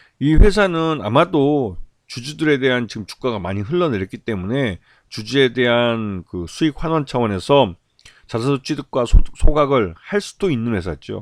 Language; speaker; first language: Korean; native; Korean